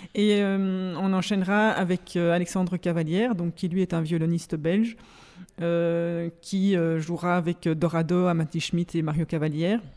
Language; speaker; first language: French; native; French